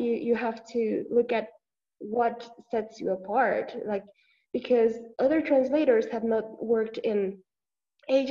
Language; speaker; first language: English; non-native, fluent; Spanish